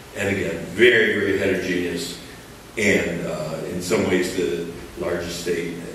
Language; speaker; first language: English; native; English